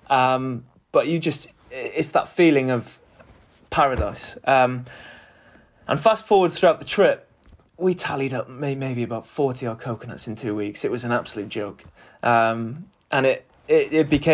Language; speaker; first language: English; native; English